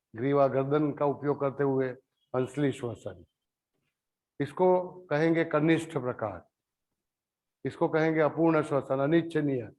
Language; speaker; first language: Hindi; non-native, local second language; Gujarati